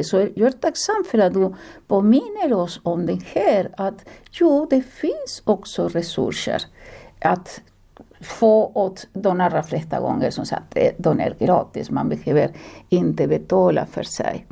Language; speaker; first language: Swedish; non-native, fluent; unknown